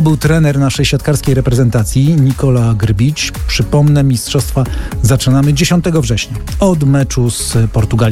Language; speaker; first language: Polish; native; Polish